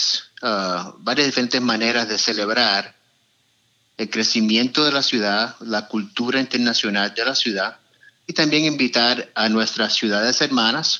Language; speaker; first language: Spanish; early bilingual, heritage; Spanish